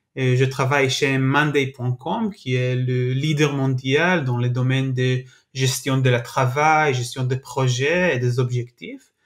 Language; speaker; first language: French; non-native, learner; Hebrew